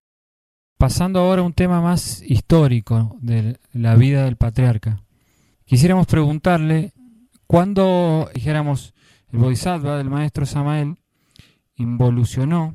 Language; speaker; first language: Spanish; native; Spanish